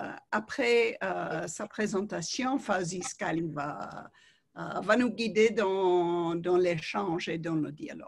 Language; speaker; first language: French; non-native, fluent; English